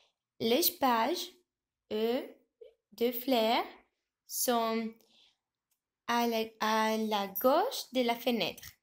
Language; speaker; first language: French; non-native, learner; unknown